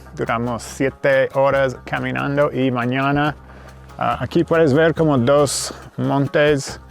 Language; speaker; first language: Spanish; non-native, fluent; English